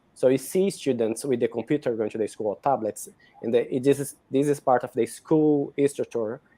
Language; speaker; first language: English; non-native, fluent; Portuguese